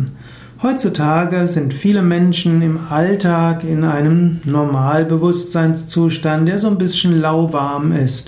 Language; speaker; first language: German; native; German